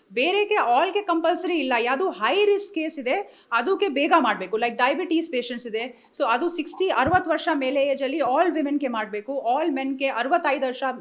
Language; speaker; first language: Kannada; non-native, learner; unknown